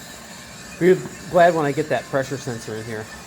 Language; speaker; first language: English; native; English